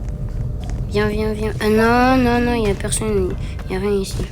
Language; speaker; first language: French; native; French